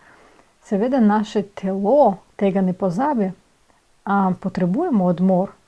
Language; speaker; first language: Slovenian; non-native, fluent; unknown